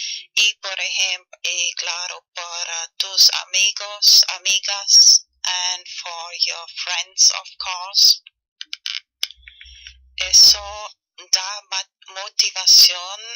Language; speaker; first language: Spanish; non-native, fluent; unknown